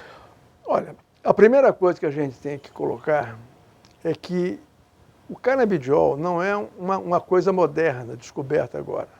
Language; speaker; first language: Portuguese; native; Portuguese